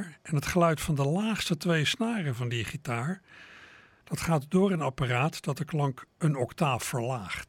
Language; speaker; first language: Dutch; native; Dutch